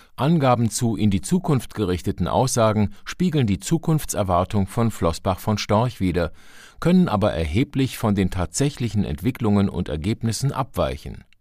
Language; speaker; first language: German; native; German